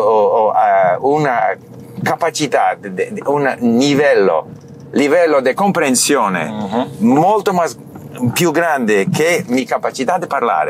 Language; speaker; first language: Italian; non-native, learner; English